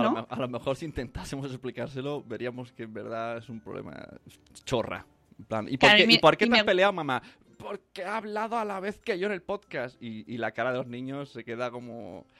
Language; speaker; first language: Spanish; native; Spanish